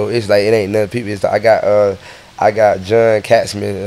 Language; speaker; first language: English; native; English